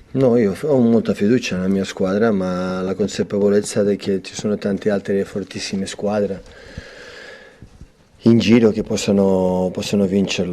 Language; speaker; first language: Italian; non-native, fluent; Catalan